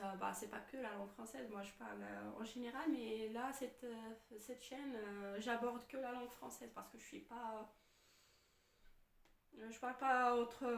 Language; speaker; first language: French; non-native, fluent; Arabic